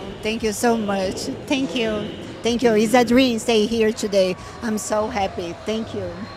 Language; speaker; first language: English; non-native, learner; Portuguese